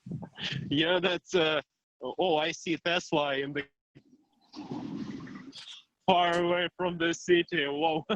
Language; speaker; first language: English; non-native, learner; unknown